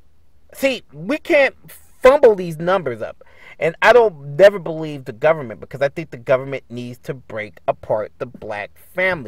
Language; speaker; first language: English; native; English